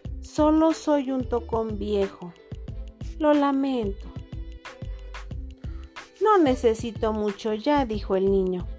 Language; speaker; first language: Spanish; non-native, fluent; Portuguese